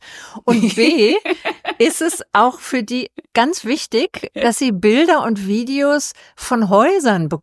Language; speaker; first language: German; native; German